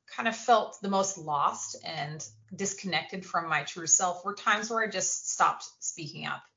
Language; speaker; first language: English; native; English